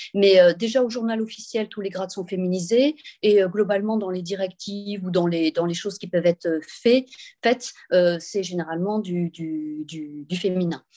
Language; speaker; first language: French; native; French